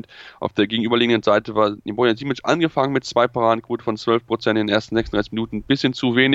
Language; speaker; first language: German; native; German